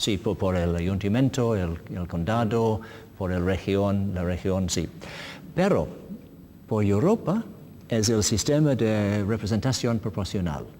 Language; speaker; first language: Spanish; non-native, learner; English